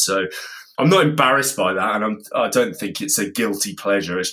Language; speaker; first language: English; native; English